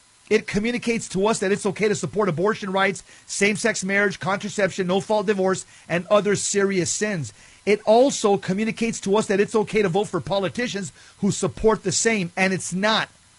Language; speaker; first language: English; native; English